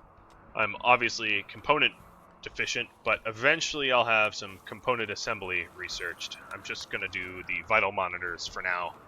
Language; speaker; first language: English; native; English